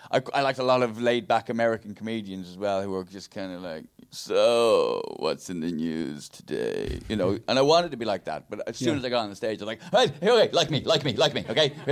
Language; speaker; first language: English; native; English